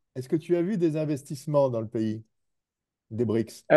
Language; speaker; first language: French; native; French